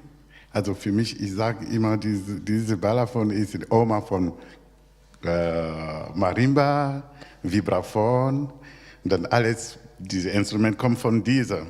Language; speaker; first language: German; non-native, learner; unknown